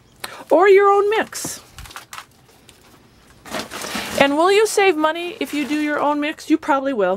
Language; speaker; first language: English; native; English